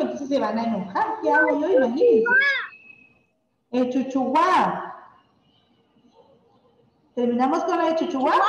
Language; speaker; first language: Spanish; native; Spanish